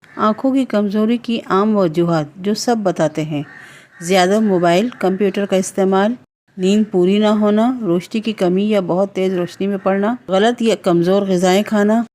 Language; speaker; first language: Urdu; native; Urdu